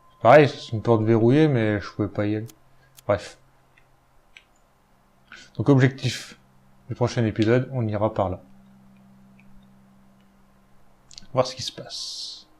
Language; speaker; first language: French; native; French